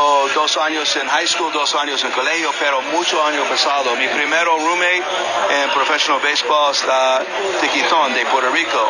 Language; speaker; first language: Spanish; non-native, learner; English